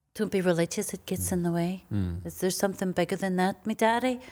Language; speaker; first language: English; native; English